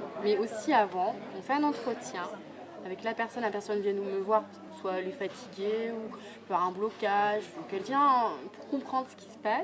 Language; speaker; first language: French; native; French